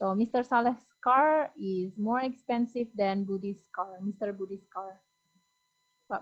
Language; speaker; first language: English; non-native, fluent; Indonesian